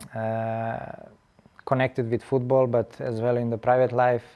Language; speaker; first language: English; non-native, fluent; Serbian